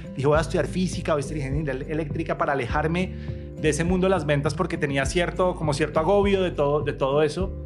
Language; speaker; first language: Spanish; native; Spanish